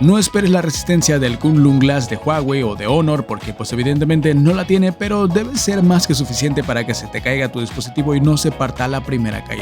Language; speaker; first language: Spanish; native; Spanish